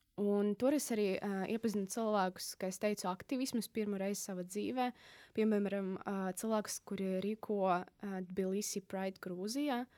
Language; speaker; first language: Latvian; non-native, local second language; Russian